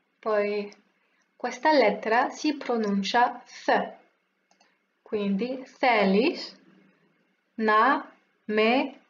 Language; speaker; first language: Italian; non-native, fluent; French